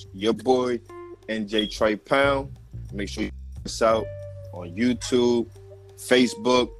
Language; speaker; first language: English; native; English